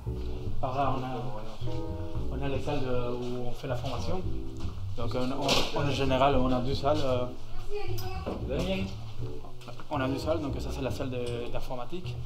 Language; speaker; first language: French; non-native, fluent; Spanish